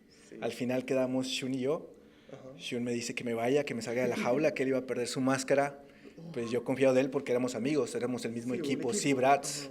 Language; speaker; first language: Spanish; native; Spanish